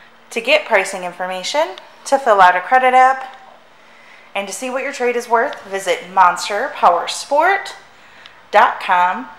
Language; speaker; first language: English; native; English